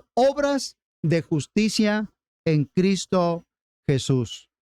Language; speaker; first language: Spanish; native; Spanish